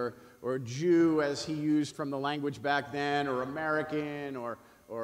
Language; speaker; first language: English; native; English